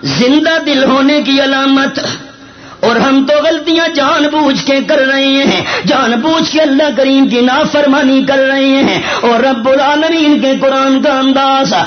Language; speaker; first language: Urdu; non-native, local second language; Northern Hindko